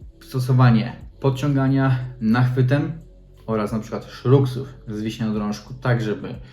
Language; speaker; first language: Polish; native; Polish